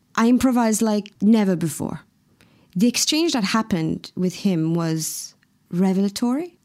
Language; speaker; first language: English; non-native, fluent; Morisyen